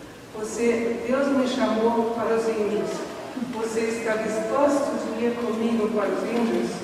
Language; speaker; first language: Portuguese; non-native, fluent; German